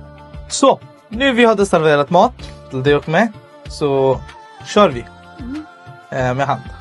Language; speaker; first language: Swedish; non-native, fluent; Bangla